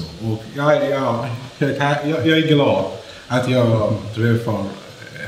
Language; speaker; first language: Swedish; non-native, learner; Persian